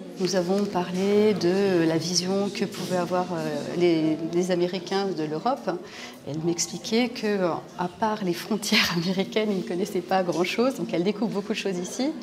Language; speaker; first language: French; native; French